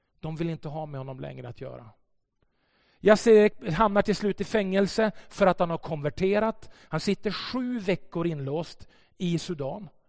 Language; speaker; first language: Swedish; native; Swedish